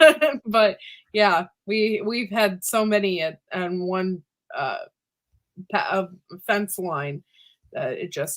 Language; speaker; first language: English; native; English